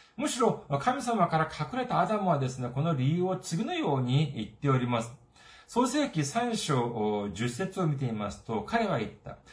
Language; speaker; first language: Japanese; non-native, fluent; Korean